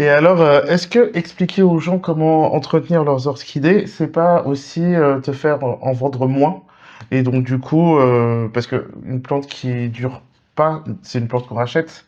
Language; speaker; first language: French; native; French